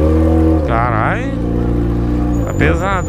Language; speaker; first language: Portuguese; native; Portuguese